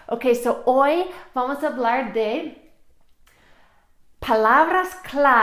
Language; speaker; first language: Spanish; non-native, fluent; English